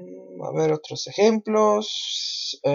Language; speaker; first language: Spanish; non-native, fluent; Portuguese